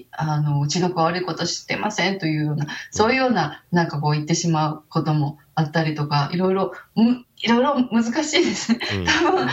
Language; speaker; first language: Japanese; native; Japanese